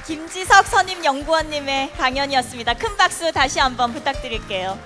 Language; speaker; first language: Korean; native; Korean